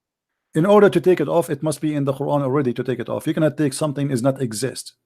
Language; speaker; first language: English; non-native, fluent; Arabic